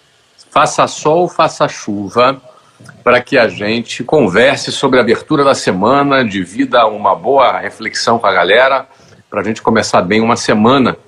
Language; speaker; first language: Portuguese; native; Portuguese